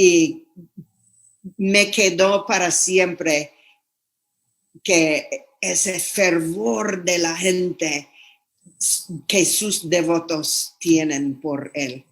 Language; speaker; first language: Spanish; non-native, fluent; English